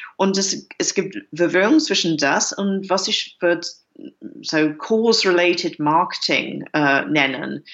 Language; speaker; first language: German; non-native, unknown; English